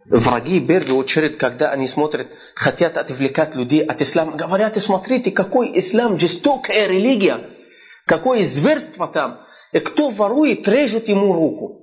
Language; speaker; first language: Russian; non-native, fluent; Arabic